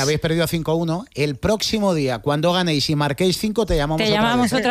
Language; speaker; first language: Spanish; native; Spanish